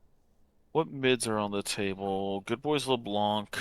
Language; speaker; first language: English; native; English